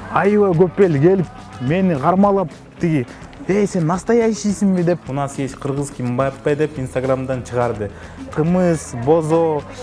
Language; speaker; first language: Kyrgyz; non-native, local second language; Russian